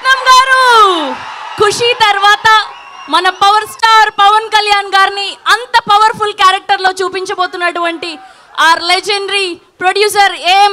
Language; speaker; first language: Telugu; native; Telugu